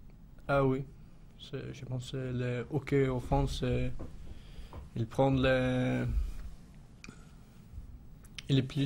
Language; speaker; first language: French; non-native, learner; Swedish